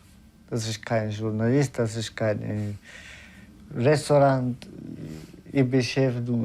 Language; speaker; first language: German; non-native, learner; Turkish